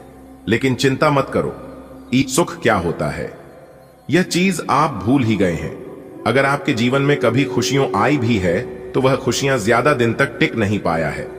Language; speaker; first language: Hindi; native; Hindi